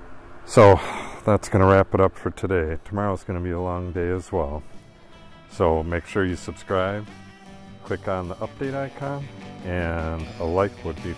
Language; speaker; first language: English; native; English